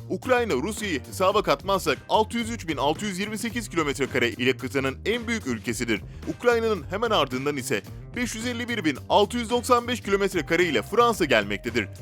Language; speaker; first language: Turkish; native; Turkish